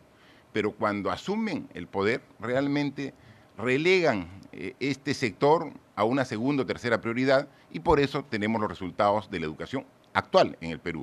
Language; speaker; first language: Spanish; native; Spanish